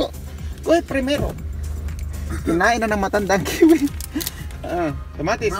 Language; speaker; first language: Spanish; non-native, learner; Filipino